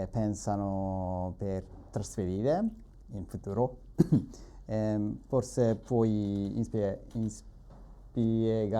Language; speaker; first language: Italian; non-native, learner; Japanese